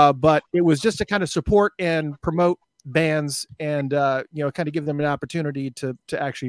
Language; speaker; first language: English; native; English